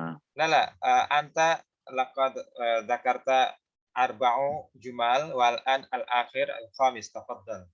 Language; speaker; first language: Arabic; non-native, fluent; Indonesian